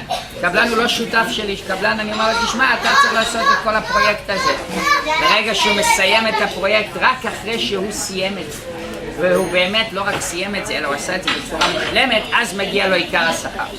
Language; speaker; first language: Hebrew; non-native, fluent; English